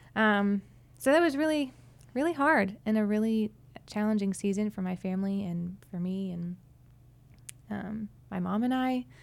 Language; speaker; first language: English; native; English